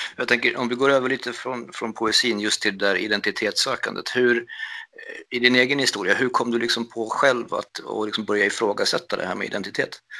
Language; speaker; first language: Swedish; native; Swedish